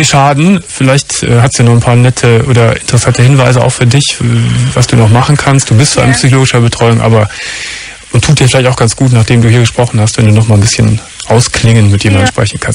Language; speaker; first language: German; native; German